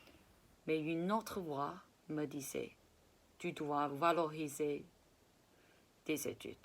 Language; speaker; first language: French; non-native, fluent; Chinese